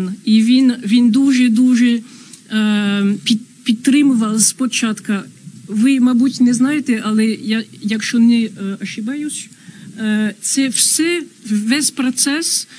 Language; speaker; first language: Ukrainian; non-native, fluent; French